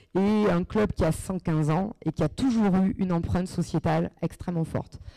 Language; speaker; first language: French; native; French